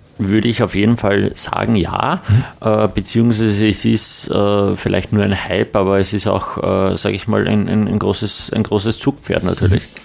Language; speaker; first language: German; native; German